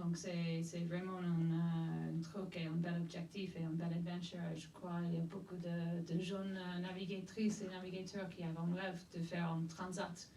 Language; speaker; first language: French; non-native, fluent; English